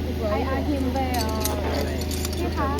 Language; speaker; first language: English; non-native, learner; Thai